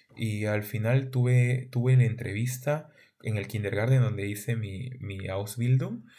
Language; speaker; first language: Spanish; native; Spanish